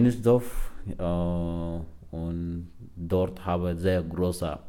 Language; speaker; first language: German; non-native, learner; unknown